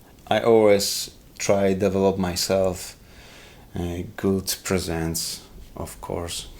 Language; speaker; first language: English; non-native, learner; Polish